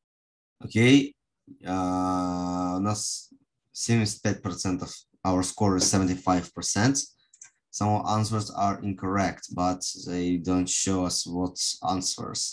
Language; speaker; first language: English; non-native, fluent; Russian